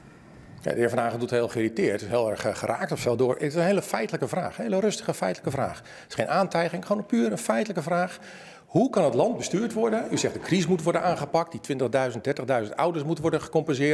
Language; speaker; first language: Dutch; native; Dutch